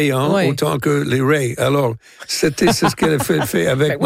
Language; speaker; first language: French; non-native, local second language; English